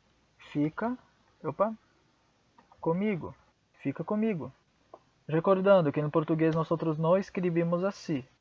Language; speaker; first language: Portuguese; non-native, fluent; Spanish